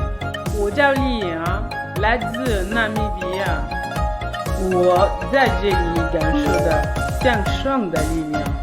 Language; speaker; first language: Chinese; non-native, learner; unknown